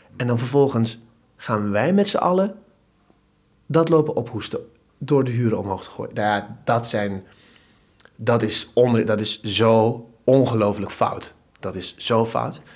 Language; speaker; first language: Dutch; early bilingual, other home language; Turkish